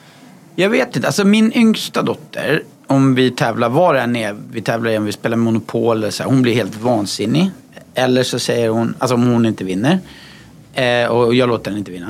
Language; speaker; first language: Swedish; native; Swedish